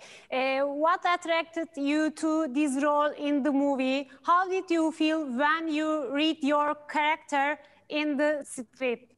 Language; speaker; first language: English; non-native, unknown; Turkish